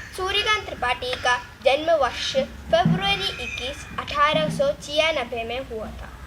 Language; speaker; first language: Hindi; non-native, local second language; Malayalam